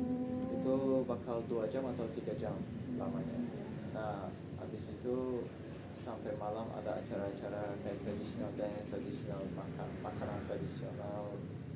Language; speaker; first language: Indonesian; non-native, learner; Tajik